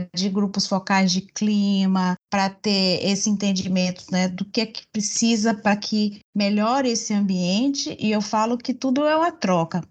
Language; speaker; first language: Portuguese; native; Portuguese